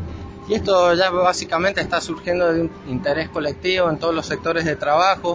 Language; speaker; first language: Spanish; native; Spanish